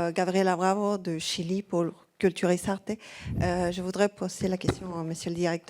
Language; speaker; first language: French; non-native, fluent; Spanish